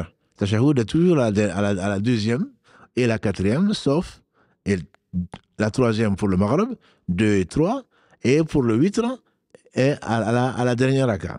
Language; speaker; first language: French; native; French